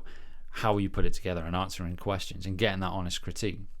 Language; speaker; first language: English; native; English